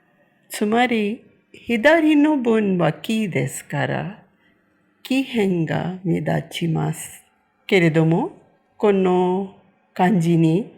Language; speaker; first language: Japanese; non-native, fluent; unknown